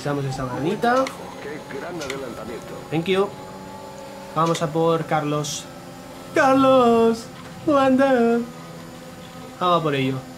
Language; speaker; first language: Spanish; native; Spanish